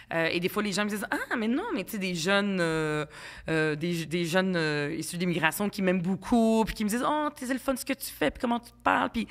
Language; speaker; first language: French; early bilingual, other home language; Arabic